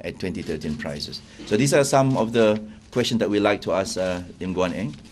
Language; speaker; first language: English; non-native, local second language; Malay